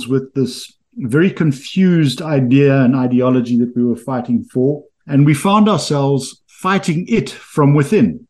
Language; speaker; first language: English; native; English